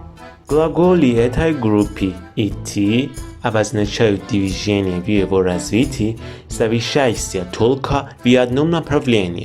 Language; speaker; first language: Russian; non-native, fluent; Persian